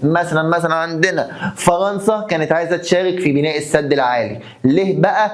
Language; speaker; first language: Arabic; native; Arabic